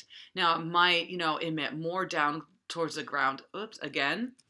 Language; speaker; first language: English; native; English